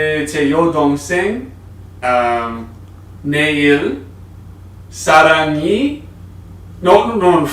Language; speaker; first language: Korean; non-native, learner; English